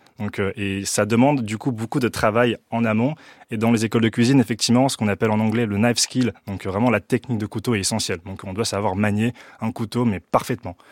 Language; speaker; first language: French; early bilingual, other home language; Wu Chinese